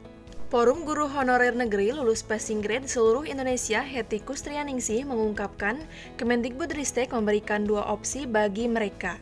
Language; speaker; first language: Indonesian; native; Indonesian